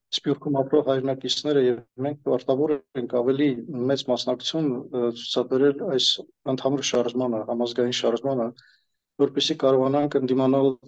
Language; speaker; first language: Armenian; native; Armenian